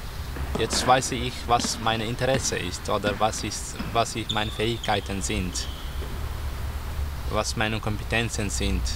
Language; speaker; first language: German; non-native, learner; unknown